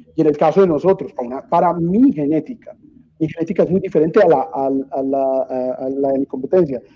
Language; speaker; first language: Spanish; native; Spanish